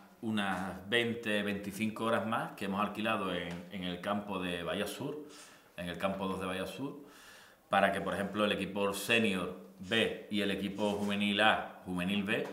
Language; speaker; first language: Spanish; native; Spanish